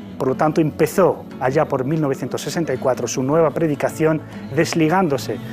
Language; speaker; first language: Spanish; native; Spanish